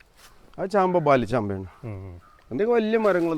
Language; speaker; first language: Malayalam; native; Malayalam